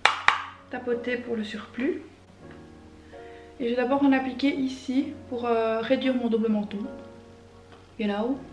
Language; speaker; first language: French; native; French